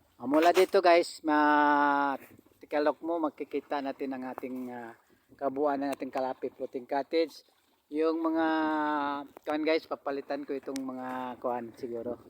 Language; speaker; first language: Filipino; non-native, local second language; Cebuano